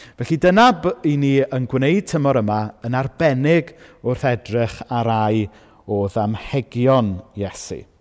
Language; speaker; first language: Welsh; native; Welsh